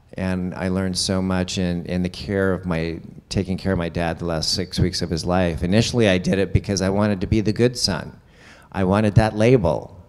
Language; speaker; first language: English; native; English